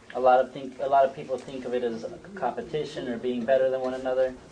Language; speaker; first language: English; non-native, fluent; Spanish